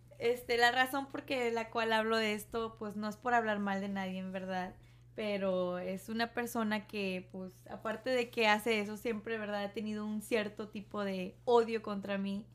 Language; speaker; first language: Spanish; early bilingual, heritage; Spanish